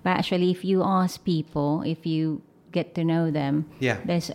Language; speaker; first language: English; non-native, local second language; Filipino